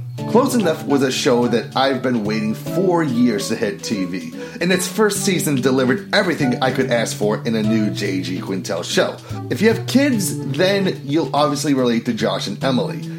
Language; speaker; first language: English; native; English